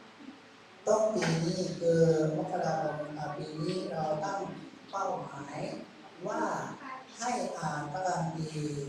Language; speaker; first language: Thai; non-native, local second language; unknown